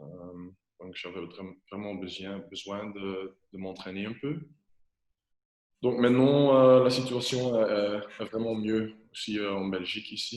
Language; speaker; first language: French; non-native, local second language; Dutch